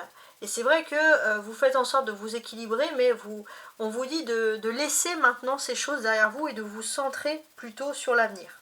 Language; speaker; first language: French; native; French